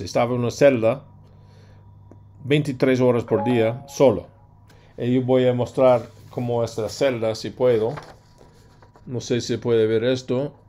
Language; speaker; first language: Spanish; non-native, fluent; English